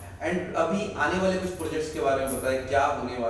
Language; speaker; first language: Hindi; native; Hindi